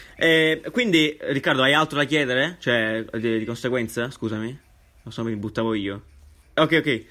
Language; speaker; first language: Italian; native; Italian